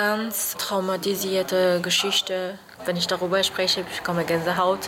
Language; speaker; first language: German; non-native, fluent; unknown